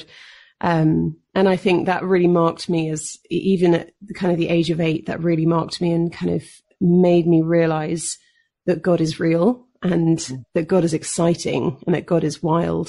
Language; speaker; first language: English; native; English